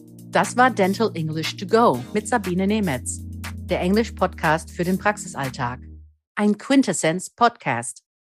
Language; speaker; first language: German; native; German